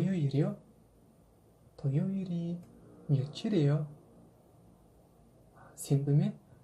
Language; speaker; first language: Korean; non-native, fluent; Kazakh